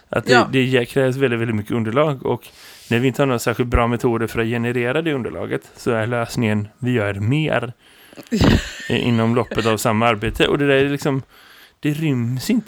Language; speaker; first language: Swedish; native; Swedish